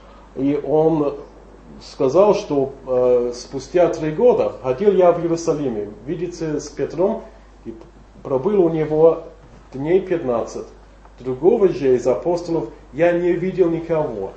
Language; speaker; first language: Russian; non-native, fluent; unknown